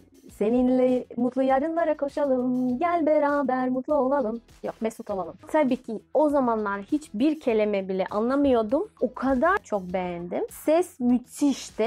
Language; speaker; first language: Turkish; non-native, fluent; Russian